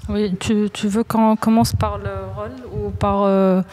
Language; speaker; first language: French; non-native, local second language; Arabic